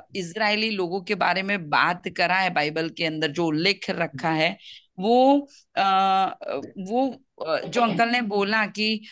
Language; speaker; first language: Hindi; non-native, local second language; Gujarati